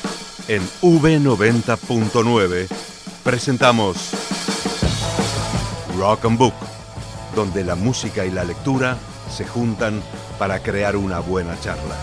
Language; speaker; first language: Spanish; native; Spanish